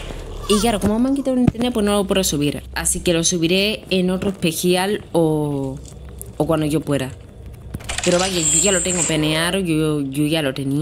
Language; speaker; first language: Spanish; native; Spanish